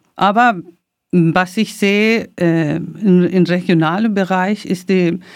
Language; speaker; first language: German; non-native, learner; Spanish